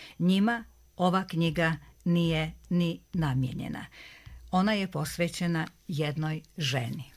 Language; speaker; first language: Serbian; native; Serbian